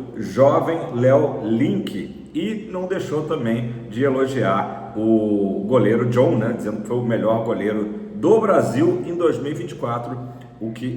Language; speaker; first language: Portuguese; native; Portuguese